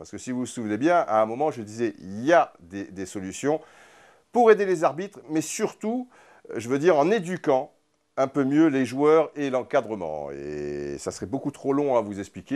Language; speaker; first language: French; native; French